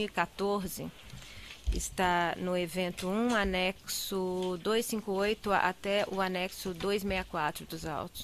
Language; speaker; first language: Portuguese; native; Portuguese